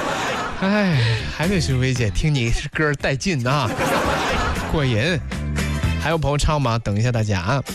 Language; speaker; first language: Chinese; native; Chinese